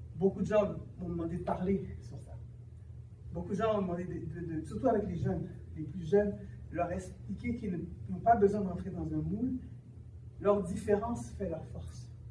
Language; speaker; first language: French; early bilingual, other home language; Haitian Creole